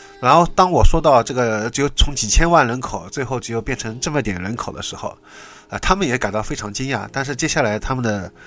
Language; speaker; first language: Chinese; native; Chinese